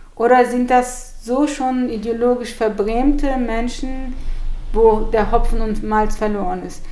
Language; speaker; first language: German; early bilingual, other home language; Turkish